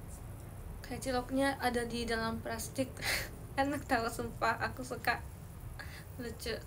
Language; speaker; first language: Indonesian; early bilingual, heritage; Indonesian